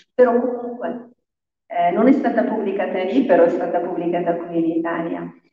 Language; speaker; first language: Italian; non-native, fluent; Arabic